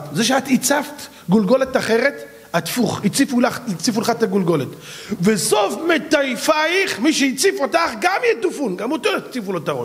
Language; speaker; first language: Hebrew; native; Hebrew